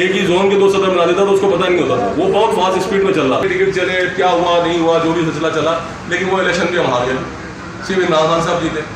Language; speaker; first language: Urdu; native; Urdu